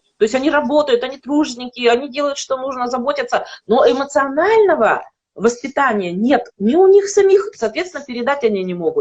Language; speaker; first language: Russian; native; Russian